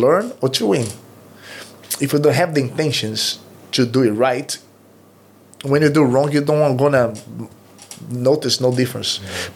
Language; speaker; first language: English; non-native, fluent; Portuguese